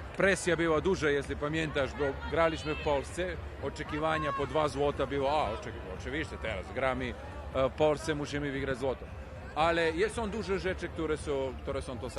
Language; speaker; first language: Polish; non-native, learner; Serbian